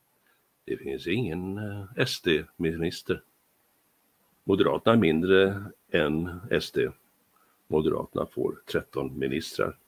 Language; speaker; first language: Swedish; native; Swedish